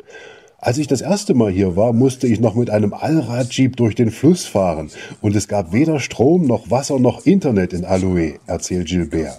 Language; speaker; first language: German; native; German